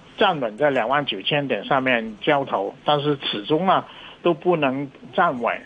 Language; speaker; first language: Chinese; non-native, local second language; Cantonese